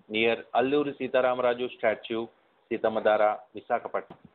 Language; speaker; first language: English; non-native, local second language; Telugu